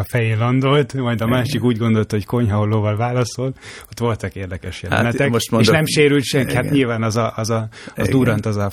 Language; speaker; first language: Hungarian; native; Hungarian